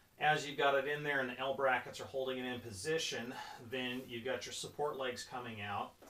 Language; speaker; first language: English; native; English